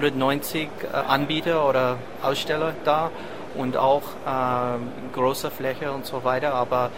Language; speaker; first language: German; non-native, fluent; English